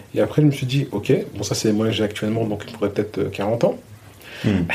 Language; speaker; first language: French; native; French